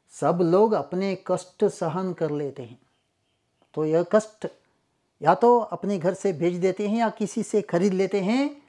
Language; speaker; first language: Hindi; non-native, local second language; Kannada